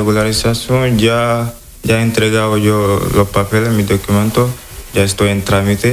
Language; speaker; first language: Spanish; non-native, learner; Wolof